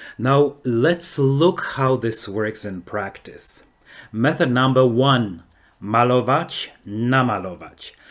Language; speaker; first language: English; non-native, fluent; Polish